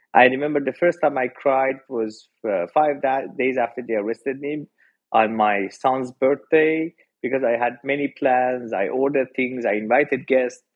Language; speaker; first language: English; non-native, fluent; Persian